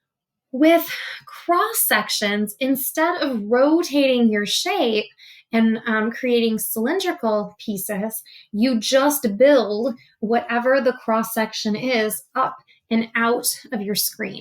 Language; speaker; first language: English; native; English